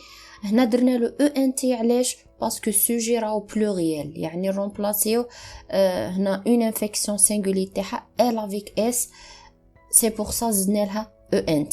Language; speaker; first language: Arabic; native; Arabic